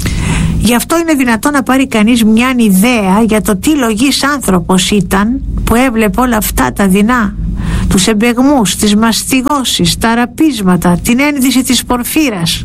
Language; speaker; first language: Greek; native; Greek